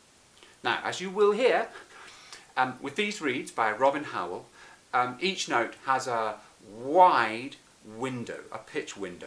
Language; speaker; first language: English; native; English